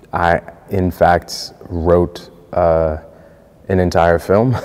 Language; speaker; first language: English; native; English